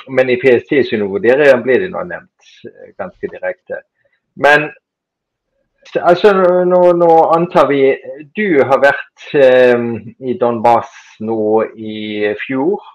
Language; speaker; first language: Norwegian; non-native, fluent; German